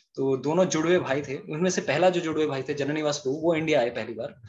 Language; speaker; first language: Hindi; non-native, local second language; Bangla